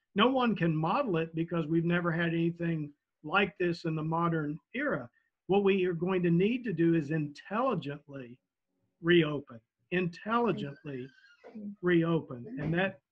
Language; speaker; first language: English; native; English